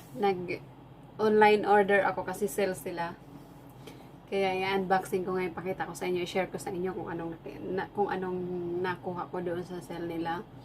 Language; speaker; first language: Filipino; non-native, local second language; Waray